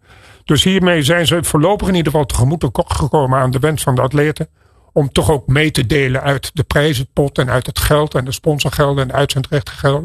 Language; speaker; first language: Dutch; native; Dutch